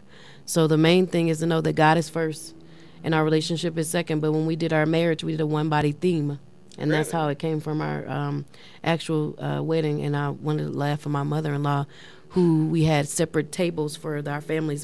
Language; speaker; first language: English; native; English